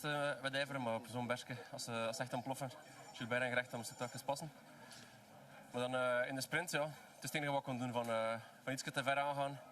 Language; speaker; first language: Dutch; native; Dutch